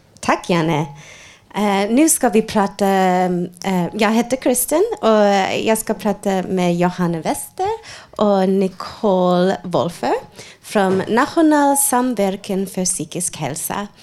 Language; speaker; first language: Swedish; non-native, fluent; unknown